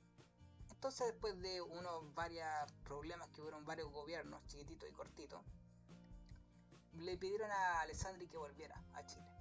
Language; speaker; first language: Spanish; native; Spanish